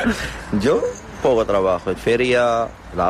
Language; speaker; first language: Spanish; non-native, learner; Arabic